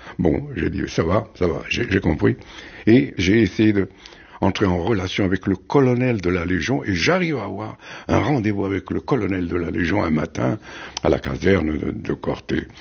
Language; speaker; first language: French; native; French